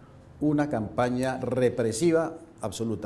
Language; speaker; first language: Spanish; native; Spanish